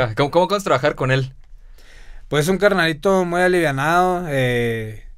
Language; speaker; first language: Spanish; native; Spanish